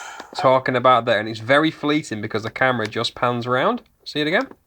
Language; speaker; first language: English; native; English